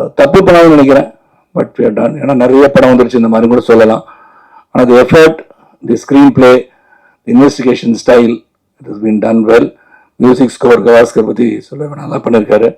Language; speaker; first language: Tamil; native; Tamil